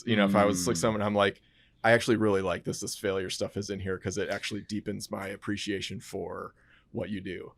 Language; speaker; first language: English; native; English